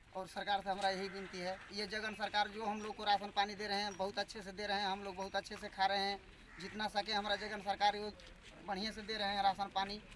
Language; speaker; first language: Hindi; native; Hindi